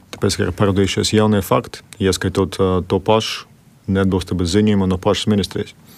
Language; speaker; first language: Latvian; non-native, local second language; Russian